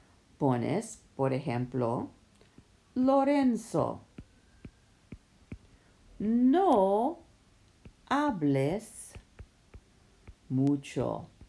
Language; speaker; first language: Spanish; non-native, fluent; English